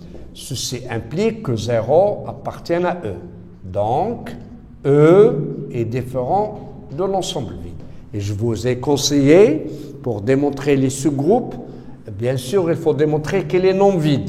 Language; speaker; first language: French; non-native, local second language; Arabic